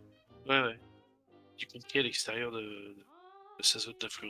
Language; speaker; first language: French; native; French